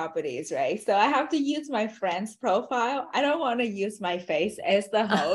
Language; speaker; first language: English; non-native, fluent; Vietnamese